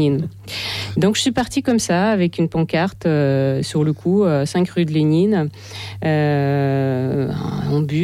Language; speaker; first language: French; non-native, fluent; Russian